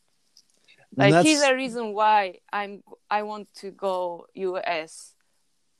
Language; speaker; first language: English; non-native, learner; Japanese